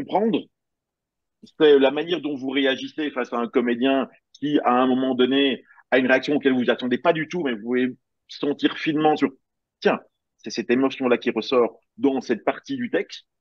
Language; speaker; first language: French; native; French